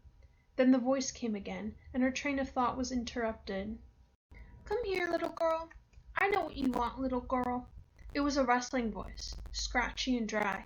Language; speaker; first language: English; native; English